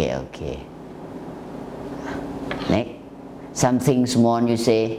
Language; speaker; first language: English; non-native, learner; Thai